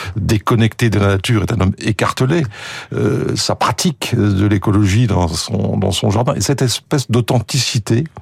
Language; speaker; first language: French; native; French